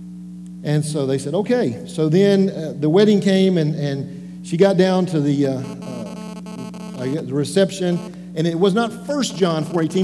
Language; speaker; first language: English; native; English